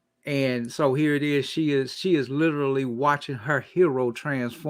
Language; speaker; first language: English; native; English